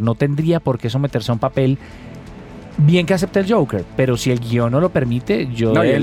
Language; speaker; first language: Spanish; native; Spanish